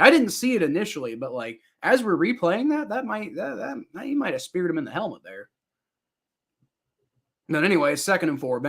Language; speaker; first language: English; native; English